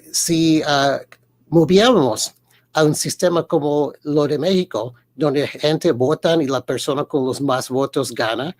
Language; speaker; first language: Spanish; early bilingual, heritage; Spanish